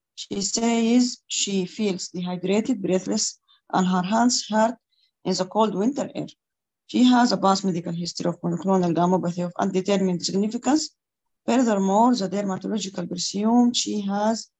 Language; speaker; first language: English; non-native, fluent; Arabic